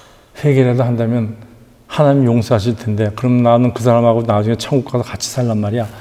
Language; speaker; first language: Korean; native; Korean